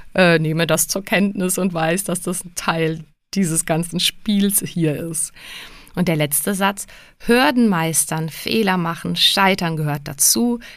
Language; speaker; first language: German; early bilingual, other home language; Czech